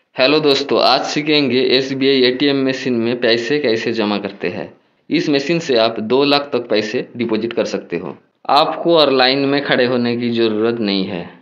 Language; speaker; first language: Hindi; non-native, local second language; Bangla